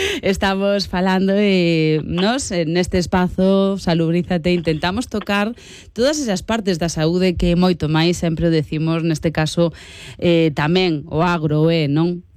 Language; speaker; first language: Galician; non-native, local second language; Spanish